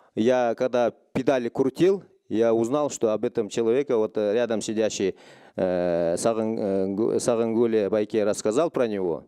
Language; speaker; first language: Russian; non-native, local second language; Kyrgyz